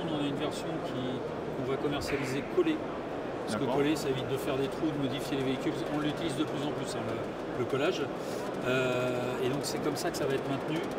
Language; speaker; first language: French; native; French